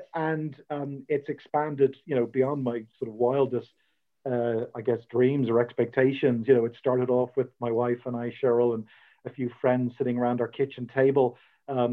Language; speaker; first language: English; native; English